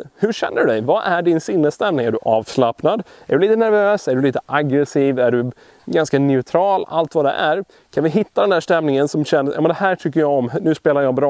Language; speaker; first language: Swedish; native; Swedish